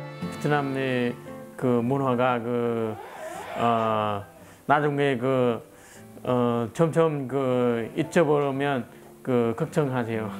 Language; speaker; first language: Korean; non-native, learner; Vietnamese